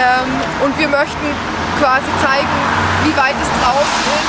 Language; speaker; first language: German; non-native, fluent; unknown